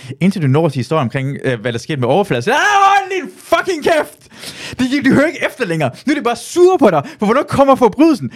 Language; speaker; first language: Danish; early bilingual, other home language; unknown